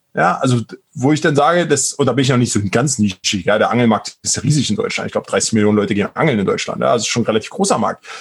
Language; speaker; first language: German; native; German